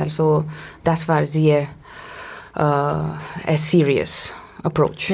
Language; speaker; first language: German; non-native, fluent; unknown